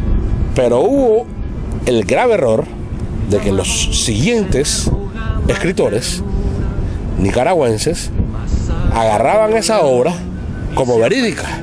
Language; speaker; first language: Spanish; native; Spanish